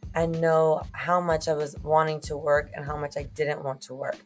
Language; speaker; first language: English; early bilingual, other home language; Spanish